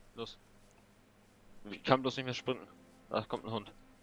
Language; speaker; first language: German; native; German